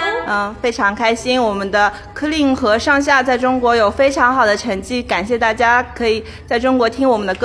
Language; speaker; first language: Chinese; native; Chinese